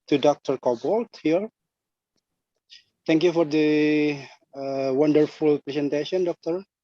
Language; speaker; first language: English; non-native, learner; Indonesian